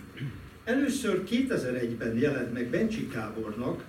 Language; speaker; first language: Hungarian; native; Hungarian